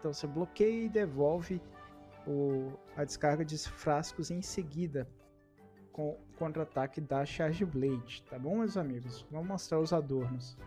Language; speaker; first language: Portuguese; native; Portuguese